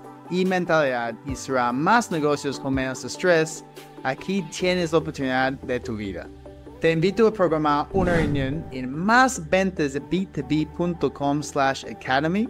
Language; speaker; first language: Spanish; non-native, fluent; English